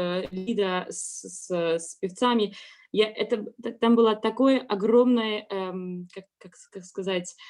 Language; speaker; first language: Russian; non-native, learner; Georgian